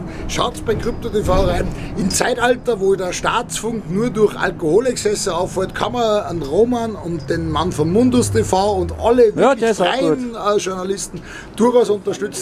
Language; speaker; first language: German; native; German